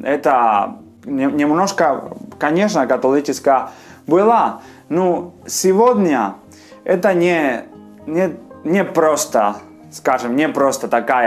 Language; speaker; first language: Russian; non-native, fluent; Spanish